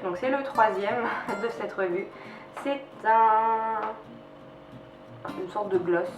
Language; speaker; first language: French; native; French